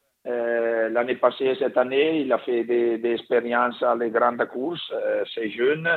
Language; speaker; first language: French; non-native, learner; Italian